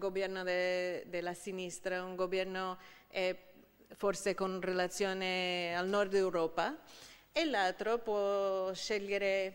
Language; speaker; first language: Italian; non-native, fluent; English